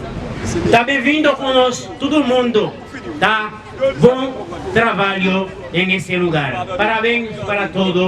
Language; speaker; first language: Portuguese; non-native, learner; Haitian Creole